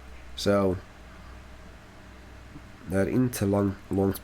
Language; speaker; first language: Swedish; non-native, learner; English